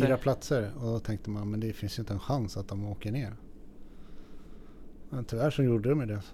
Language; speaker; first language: Swedish; native; Swedish